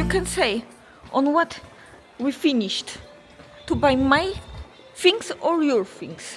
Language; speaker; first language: English; non-native, learner; Polish